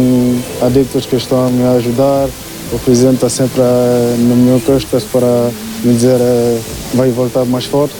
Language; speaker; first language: Portuguese; non-native, learner; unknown